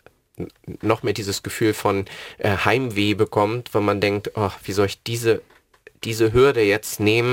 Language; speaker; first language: German; native; German